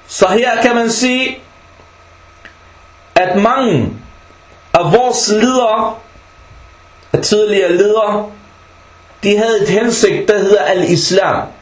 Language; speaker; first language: Danish; early bilingual, other home language; Arabic